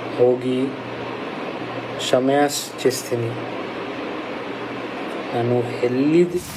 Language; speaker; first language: Kannada; non-native, local second language; Hindi